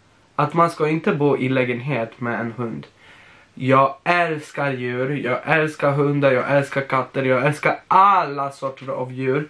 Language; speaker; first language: Swedish; non-native, fluent; Polish